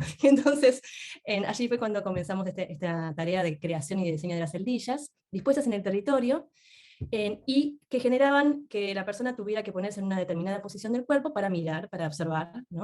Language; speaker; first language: Spanish; native; Spanish